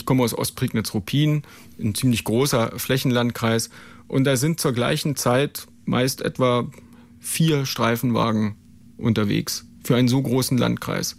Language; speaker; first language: German; native; German